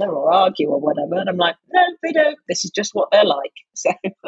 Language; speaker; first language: English; native; English